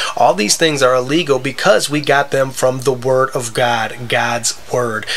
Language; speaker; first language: English; native; English